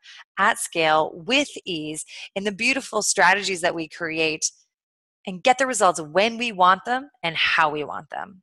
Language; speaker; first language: English; native; English